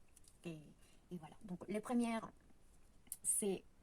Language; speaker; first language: French; non-native, fluent; Spanish